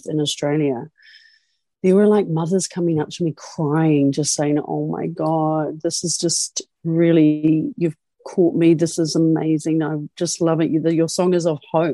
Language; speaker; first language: English; native; English